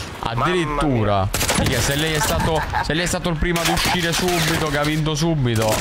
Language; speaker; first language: Italian; native; Italian